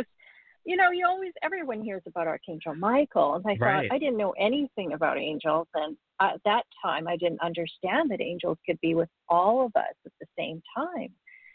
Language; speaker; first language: English; native; English